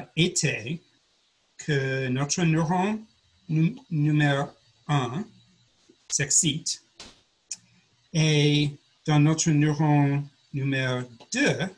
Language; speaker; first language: French; non-native, learner; English